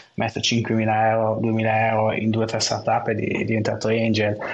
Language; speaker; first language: Italian; non-native, local second language; German